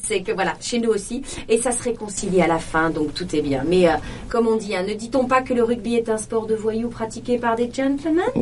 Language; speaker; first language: French; native; French